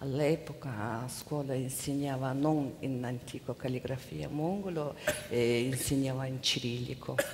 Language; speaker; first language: Italian; non-native, learner; Mongolian